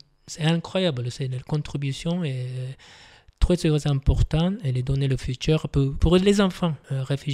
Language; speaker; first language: French; non-native, fluent; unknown